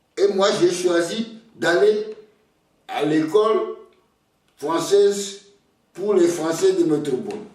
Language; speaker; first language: French; non-native, local second language; Ewe